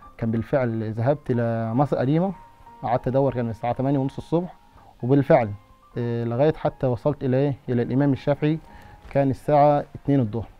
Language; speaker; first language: Egyptian Arabic; non-native, local second language; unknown